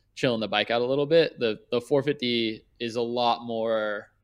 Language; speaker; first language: English; native; English